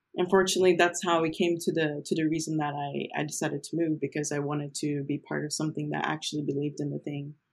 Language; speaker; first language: English; early bilingual, other home language; Portuguese